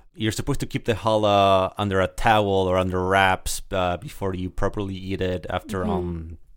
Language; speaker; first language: English; early bilingual, other home language; Spanish